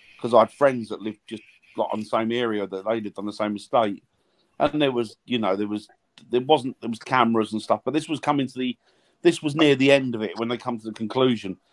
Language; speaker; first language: English; native; English